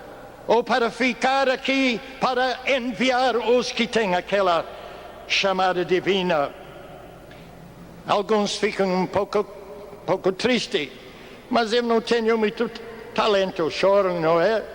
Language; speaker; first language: Portuguese; non-native, fluent; English